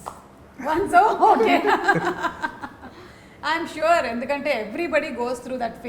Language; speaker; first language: Telugu; native; Telugu